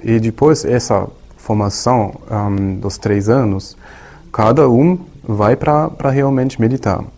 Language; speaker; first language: Portuguese; non-native, learner; German